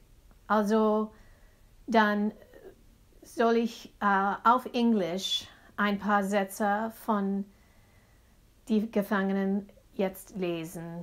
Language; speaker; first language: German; non-native, learner; English